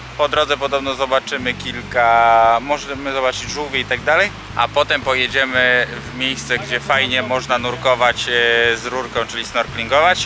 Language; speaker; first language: Polish; native; Polish